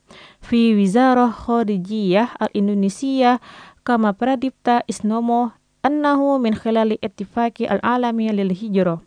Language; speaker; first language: Arabic; non-native, fluent; Indonesian